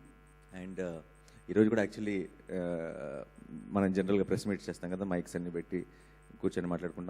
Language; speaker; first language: Telugu; native; Telugu